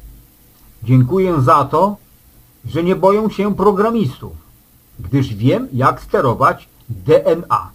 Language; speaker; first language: Polish; native; Polish